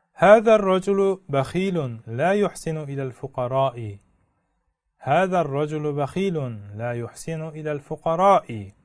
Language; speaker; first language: Arabic; non-native, fluent; Uzbek